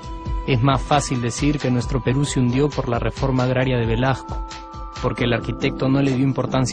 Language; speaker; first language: Spanish; native; Spanish